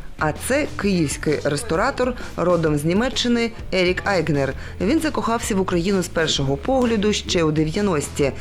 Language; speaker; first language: Ukrainian; native; Ukrainian